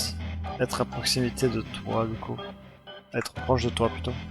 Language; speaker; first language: French; native; French